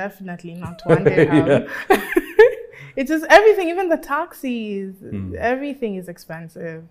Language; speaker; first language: English; native; English